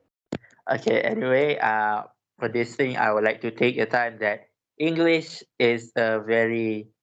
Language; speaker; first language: English; non-native, local second language; Malay